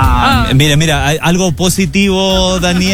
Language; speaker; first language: Spanish; native; Spanish